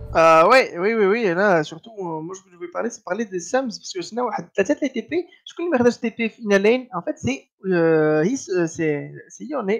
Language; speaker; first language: French; non-native, local second language; Arabic